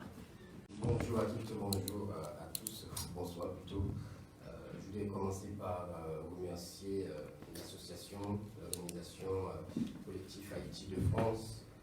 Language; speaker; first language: French; non-native, local second language; Haitian Creole